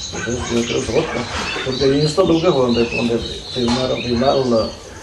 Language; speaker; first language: Spanish; native; Spanish